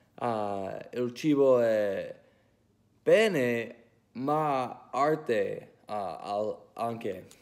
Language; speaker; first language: Italian; early bilingual, heritage; English